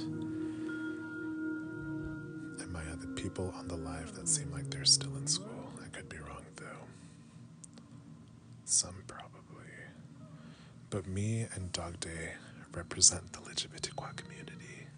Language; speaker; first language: English; native; English